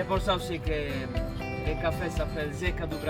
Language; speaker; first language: French; non-native, fluent; Italian